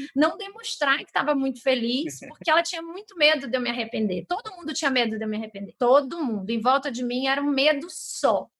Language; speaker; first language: Portuguese; native; Portuguese